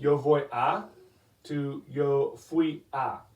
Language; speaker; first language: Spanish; non-native, fluent; English